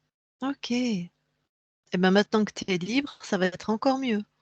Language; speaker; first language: French; native; French